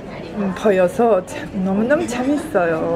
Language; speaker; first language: Korean; non-native, fluent; Japanese